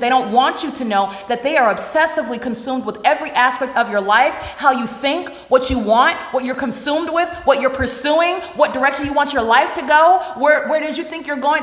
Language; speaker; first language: English; native; English